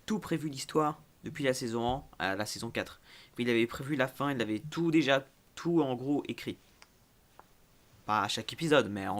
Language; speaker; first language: French; native; French